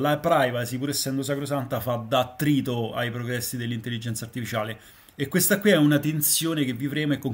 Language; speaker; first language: Italian; native; Italian